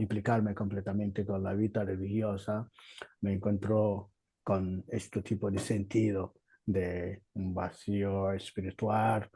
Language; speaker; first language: Spanish; non-native, learner; Igbo